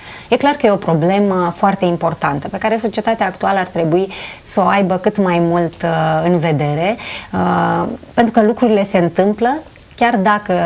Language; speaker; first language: Romanian; native; Romanian